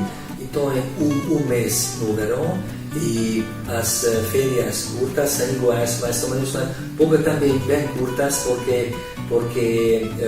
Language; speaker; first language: Portuguese; non-native, learner; Hungarian